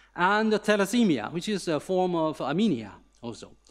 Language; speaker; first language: English; non-native, fluent; Chinese